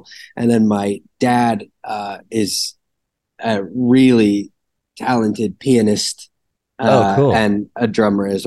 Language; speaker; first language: English; native; English